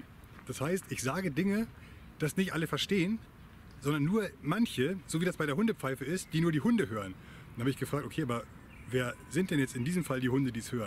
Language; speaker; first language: German; native; German